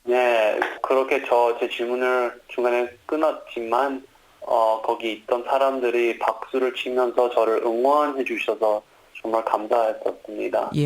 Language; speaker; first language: Korean; early bilingual, heritage; Korean